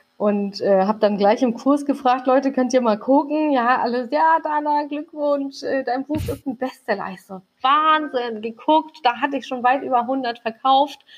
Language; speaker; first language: German; early bilingual, other home language; Turkish